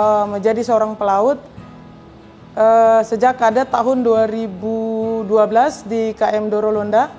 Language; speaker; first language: Indonesian; native; Indonesian